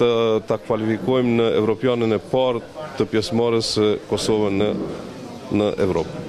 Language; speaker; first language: Albanian; native; Albanian